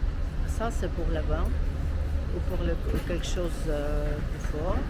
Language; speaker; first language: French; non-native, fluent; Russian